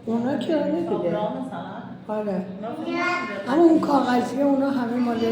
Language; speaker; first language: Persian; native; Persian